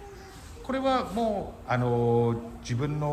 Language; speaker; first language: Japanese; non-native, fluent; English